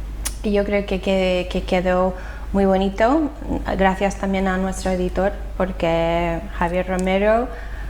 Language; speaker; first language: Spanish; non-native, fluent; English